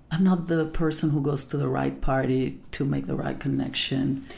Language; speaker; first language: English; non-native, fluent; Italian